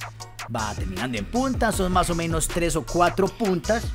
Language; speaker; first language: Spanish; native; Spanish